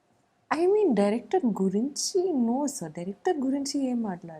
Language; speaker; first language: Telugu; non-native, fluent; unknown